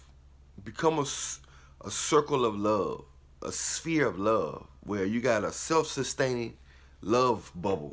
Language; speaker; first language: English; native; English